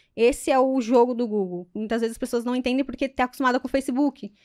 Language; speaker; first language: Portuguese; native; Portuguese